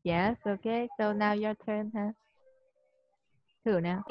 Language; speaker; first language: English; non-native, fluent; Vietnamese